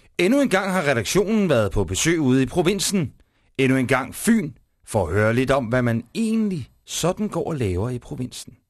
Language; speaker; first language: Danish; native; Danish